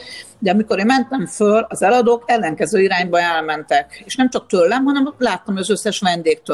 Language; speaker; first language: Hungarian; native; Hungarian